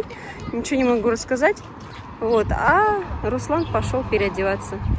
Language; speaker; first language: Russian; native; Russian